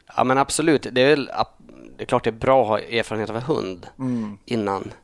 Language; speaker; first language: Swedish; native; Swedish